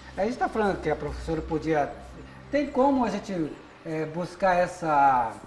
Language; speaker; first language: Portuguese; native; Portuguese